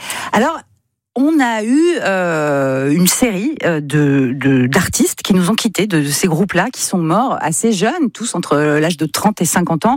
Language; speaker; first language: French; native; French